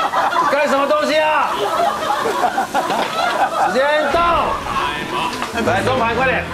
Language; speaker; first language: Chinese; native; Chinese